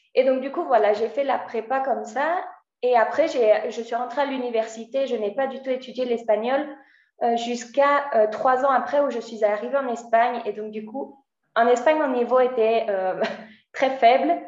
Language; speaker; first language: Spanish; non-native, fluent; French